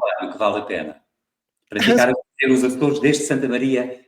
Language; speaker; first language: Portuguese; native; Portuguese